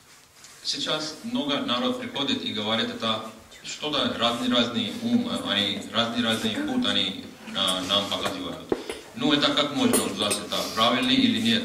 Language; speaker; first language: Russian; non-native, learner; Hindi